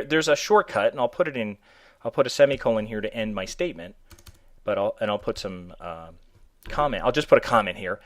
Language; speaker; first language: English; native; English